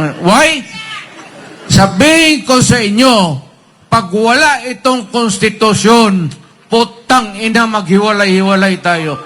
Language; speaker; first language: Filipino; non-native, local second language; Cebuano